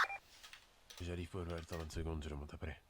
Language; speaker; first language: French; native; French